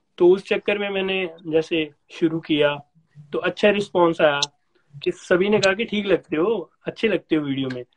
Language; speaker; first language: Hindi; non-native, local second language; Punjabi